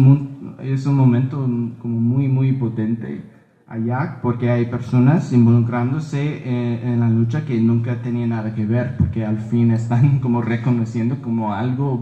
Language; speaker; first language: Spanish; early bilingual, heritage; Spanish